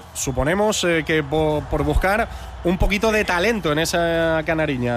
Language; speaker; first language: Spanish; native; Spanish